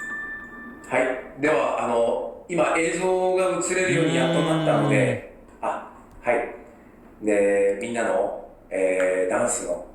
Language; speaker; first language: Japanese; non-native, fluent; Korean